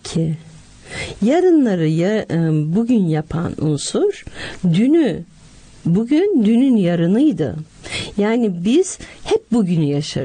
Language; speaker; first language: Turkish; native; Turkish